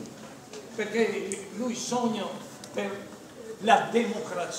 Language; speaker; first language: Italian; non-native, fluent; Albanian